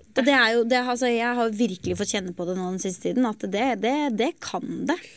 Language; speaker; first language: Norwegian; native; Norwegian